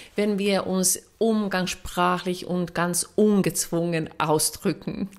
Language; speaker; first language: German; non-native, fluent; Finnish